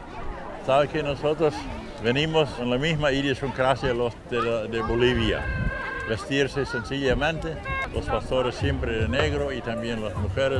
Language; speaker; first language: Spanish; non-native, local second language; Plautdietsch